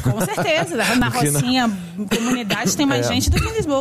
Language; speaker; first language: Portuguese; native; Portuguese